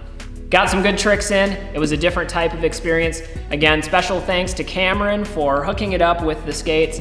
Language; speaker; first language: English; native; English